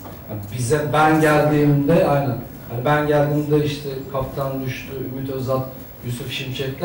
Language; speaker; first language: Turkish; native; Turkish